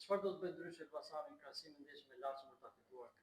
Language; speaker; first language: Albanian; native; Albanian